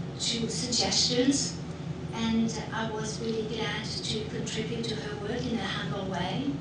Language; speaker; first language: English; non-native, fluent; French